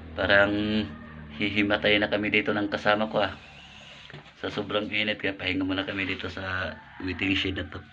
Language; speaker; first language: Filipino; non-native, local second language; Cebuano